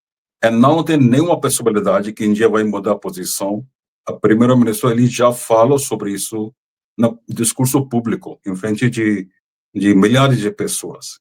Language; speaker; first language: Portuguese; non-native, fluent; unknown